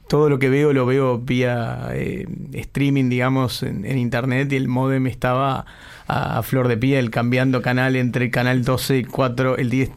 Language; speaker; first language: Spanish; native; Spanish